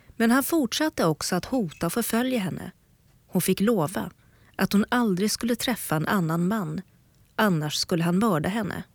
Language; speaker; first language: Swedish; native; Swedish